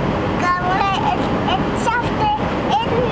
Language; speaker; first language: Hebrew; early bilingual, heritage; Hebrew